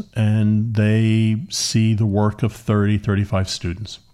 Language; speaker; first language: English; native; English